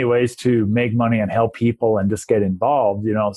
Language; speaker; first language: English; non-native, fluent; Danish